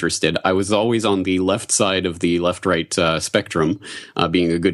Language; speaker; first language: English; native; English